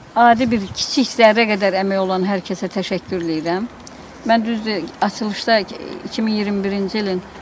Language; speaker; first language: Azerbaijani; native; Azerbaijani